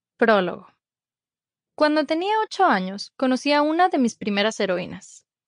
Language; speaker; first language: Spanish; native; Spanish